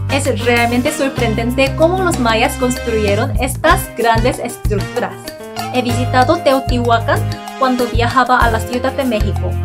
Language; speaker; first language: Spanish; non-native, fluent; Korean